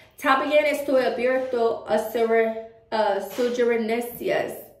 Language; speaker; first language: Spanish; non-native, learner; English